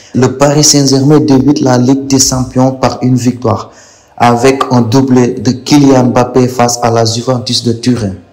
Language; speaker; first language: French; non-native, local second language; Wolof